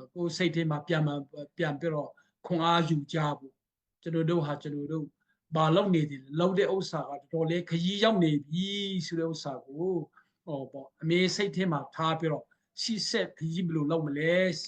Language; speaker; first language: Burmese; non-native, local second language; Hakha Chin